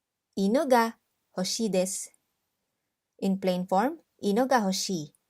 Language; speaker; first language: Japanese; non-native, fluent; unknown